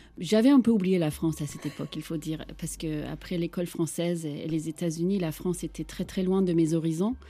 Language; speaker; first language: French; non-native, fluent; Turkish